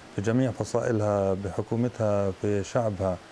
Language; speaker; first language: Arabic; native; Arabic